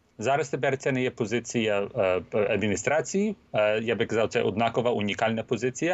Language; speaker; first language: Ukrainian; early bilingual, heritage; Ukrainian